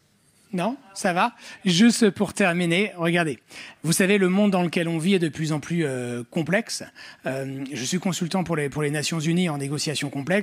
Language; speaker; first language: French; native; French